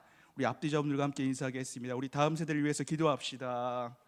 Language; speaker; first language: Korean; native; Korean